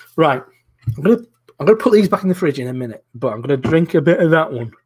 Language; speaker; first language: English; native; English